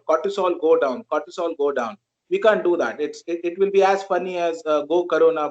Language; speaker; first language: English; non-native, local second language; Marathi